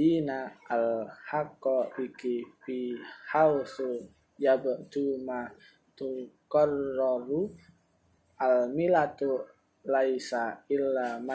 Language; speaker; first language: Arabic; non-native, learner; Indonesian